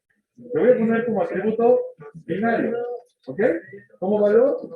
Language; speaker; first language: Spanish; native; Spanish